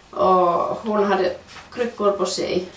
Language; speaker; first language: Swedish; non-native, fluent; Finnish